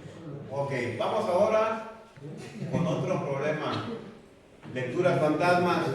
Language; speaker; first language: Spanish; native; Spanish